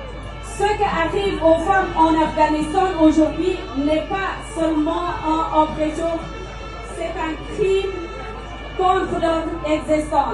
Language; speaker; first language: French; non-native, fluent; Persian